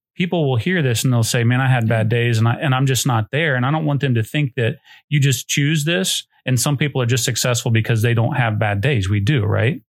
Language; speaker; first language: English; native; English